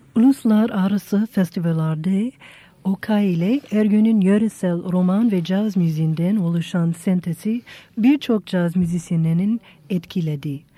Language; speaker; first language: Turkish; non-native, fluent; English